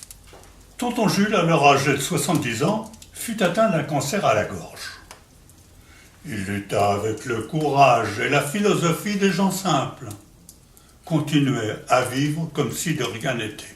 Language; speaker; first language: French; native; French